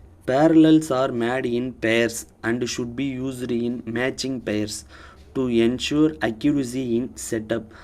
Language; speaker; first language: English; non-native, local second language; Tamil